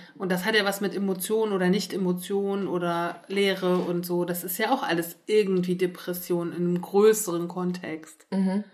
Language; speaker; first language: German; native; German